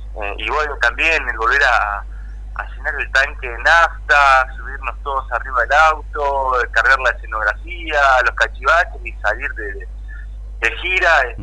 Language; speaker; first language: Spanish; native; Spanish